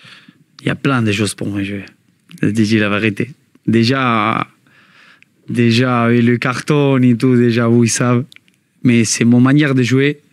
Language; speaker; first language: French; non-native, learner; Spanish